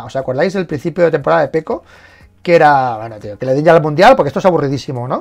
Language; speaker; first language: Spanish; native; Spanish